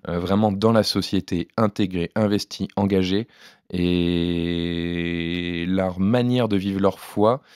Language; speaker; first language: French; native; French